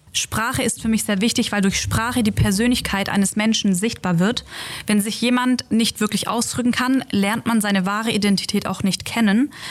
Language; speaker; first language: German; native; German